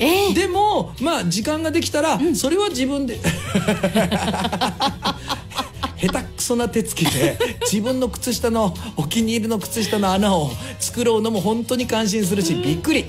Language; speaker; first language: Japanese; native; Japanese